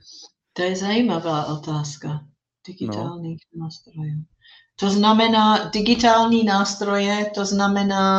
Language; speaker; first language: Czech; non-native, fluent; English